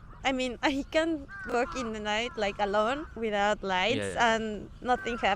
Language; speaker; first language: English; non-native, fluent; Spanish